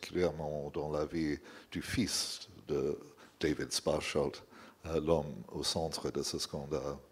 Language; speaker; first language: French; non-native, fluent; English